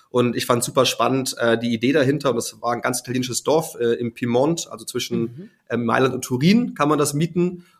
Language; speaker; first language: German; native; German